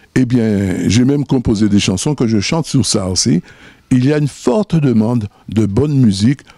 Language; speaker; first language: French; native; French